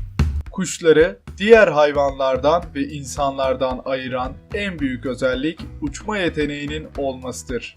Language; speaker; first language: Turkish; native; Turkish